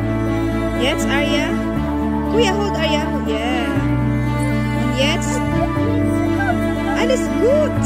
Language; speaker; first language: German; non-native, learner; Filipino